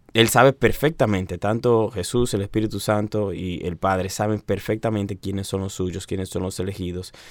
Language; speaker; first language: Spanish; native; Spanish